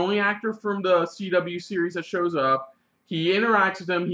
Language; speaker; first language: English; native; English